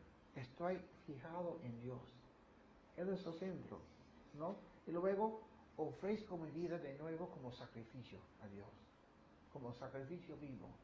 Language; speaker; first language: Spanish; non-native, fluent; English